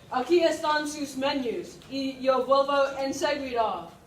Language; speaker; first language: Spanish; non-native, learner; English